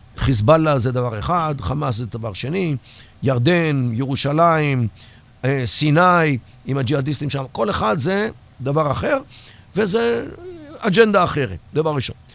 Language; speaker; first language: Hebrew; native; Hebrew